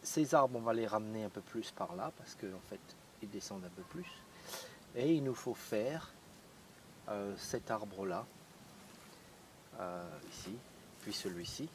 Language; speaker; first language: French; native; French